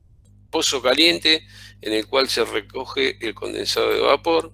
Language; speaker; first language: Spanish; native; Spanish